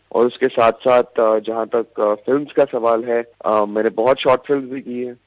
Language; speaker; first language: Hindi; native; Hindi